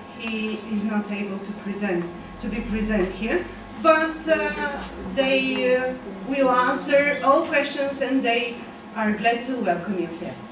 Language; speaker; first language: English; non-native, fluent; Bulgarian